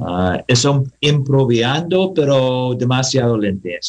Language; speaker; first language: Spanish; non-native, learner; English